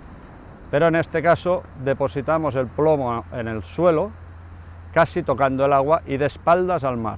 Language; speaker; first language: Spanish; native; Spanish